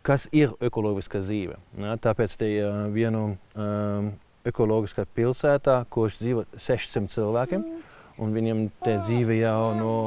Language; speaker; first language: Latvian; non-native, learner; German